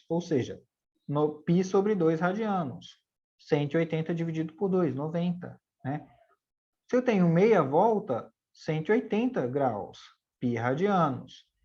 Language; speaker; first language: Portuguese; native; Portuguese